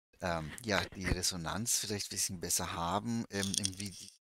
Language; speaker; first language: German; native; German